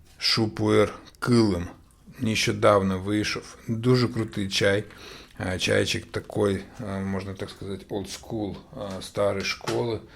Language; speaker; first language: Ukrainian; non-native, local second language; Russian